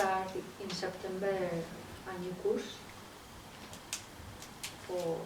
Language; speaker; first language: English; non-native, learner; Spanish